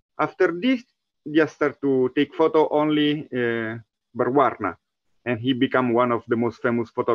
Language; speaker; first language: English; non-native, fluent; Italian